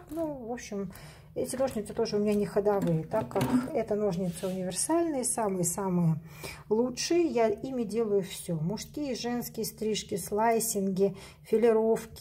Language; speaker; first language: Russian; native; Russian